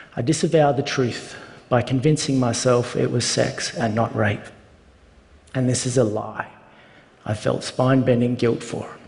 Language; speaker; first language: English; native; English